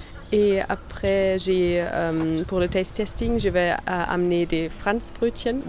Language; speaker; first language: French; non-native, learner; German